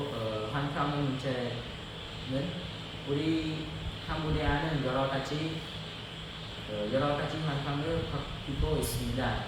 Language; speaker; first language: Korean; non-native, learner; Khmer